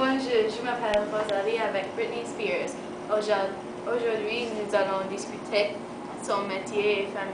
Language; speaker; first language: French; non-native, learner; English